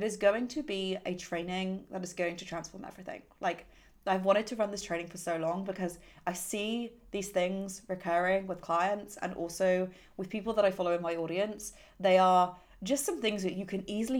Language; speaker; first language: English; native; English